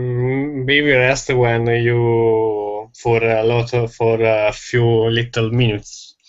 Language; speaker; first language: English; non-native, learner; Italian